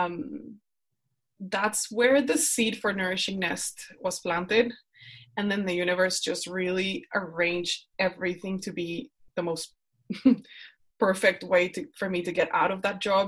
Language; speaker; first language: English; non-native, fluent; Spanish